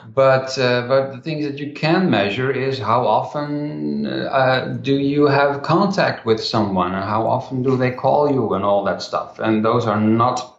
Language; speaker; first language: English; non-native, fluent; Dutch